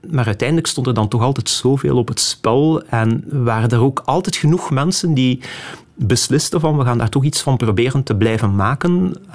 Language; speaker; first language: Dutch; native; Dutch